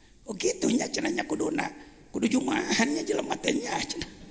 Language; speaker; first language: Malay; non-native, local second language; Sundanese